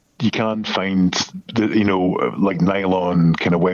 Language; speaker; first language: English; native; English